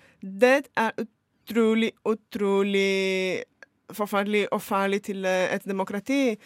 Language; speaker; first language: Norwegian; non-native, fluent; Portuguese